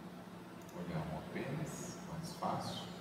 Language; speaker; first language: Portuguese; native; Portuguese